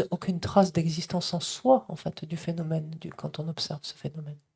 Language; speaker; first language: French; native; French